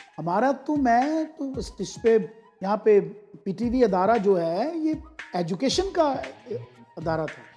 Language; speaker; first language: Urdu; non-native, local second language; Punjabi